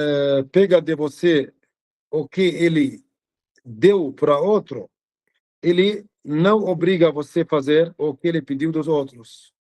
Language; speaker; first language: Portuguese; non-native, fluent; Arabic